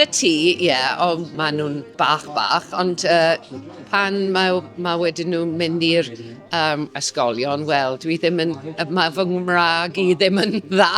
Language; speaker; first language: Welsh; non-native, local second language; English